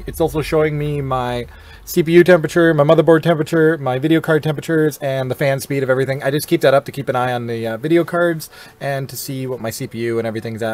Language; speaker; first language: English; native; English